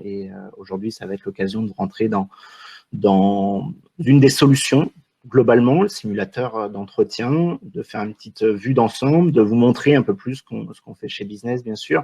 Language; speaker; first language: French; native; French